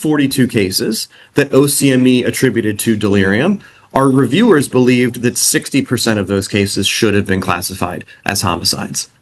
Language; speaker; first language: English; native; English